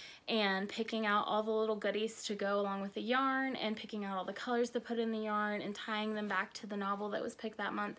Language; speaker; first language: English; native; English